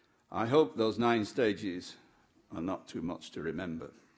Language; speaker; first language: English; native; English